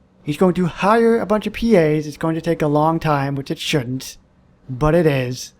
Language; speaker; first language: English; native; English